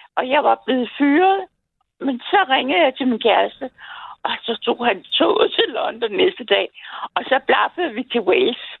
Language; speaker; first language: Danish; native; Danish